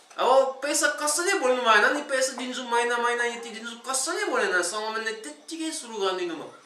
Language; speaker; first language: Nepali; non-native, fluent; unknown